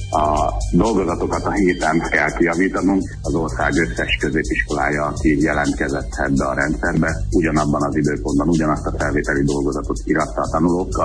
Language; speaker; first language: Hungarian; native; Hungarian